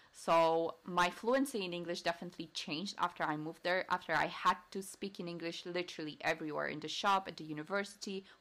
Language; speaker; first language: English; non-native, fluent; Polish